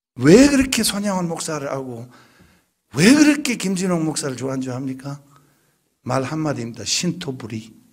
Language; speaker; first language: Korean; native; Korean